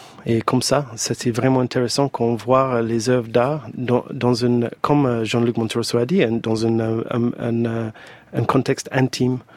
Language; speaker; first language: French; non-native, fluent; English